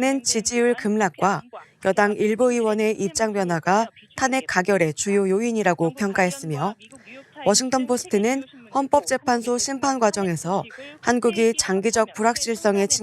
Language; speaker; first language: Korean; native; Korean